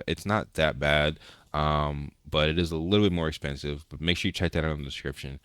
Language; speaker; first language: English; native; English